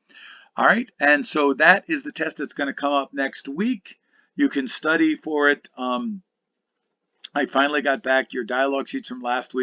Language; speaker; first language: English; native; English